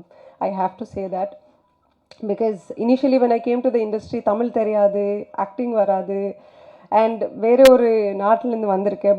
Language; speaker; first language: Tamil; non-native, fluent; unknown